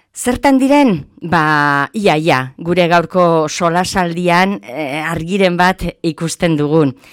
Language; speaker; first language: Basque; native; Basque